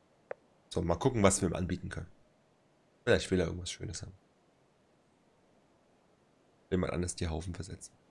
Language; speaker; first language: German; native; German